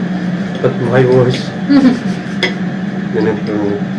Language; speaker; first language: English; non-native, learner; Turkish